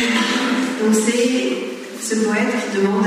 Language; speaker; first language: French; native; French